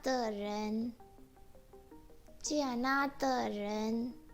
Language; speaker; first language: Chinese; non-native, fluent; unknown